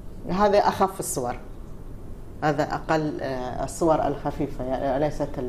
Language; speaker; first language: Arabic; native; Arabic